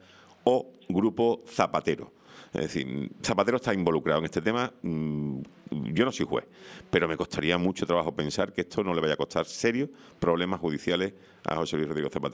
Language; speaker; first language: Spanish; native; Spanish